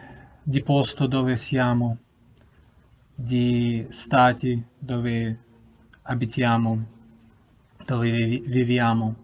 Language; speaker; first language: Italian; non-native, learner; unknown